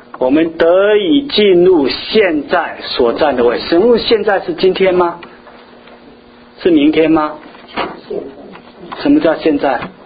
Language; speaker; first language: Chinese; native; Chinese